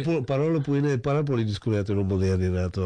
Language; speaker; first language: Greek; non-native, fluent; Slovak